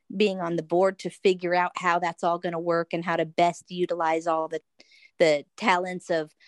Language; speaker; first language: English; native; English